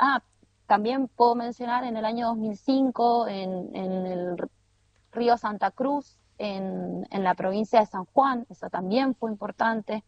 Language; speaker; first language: Spanish; native; Spanish